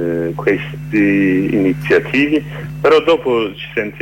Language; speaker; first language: Italian; non-native, learner; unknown